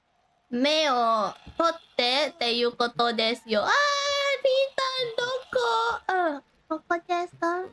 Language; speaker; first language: Japanese; non-native, learner; Thai